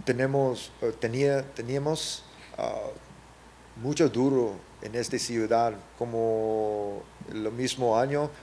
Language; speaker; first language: Spanish; non-native, learner; English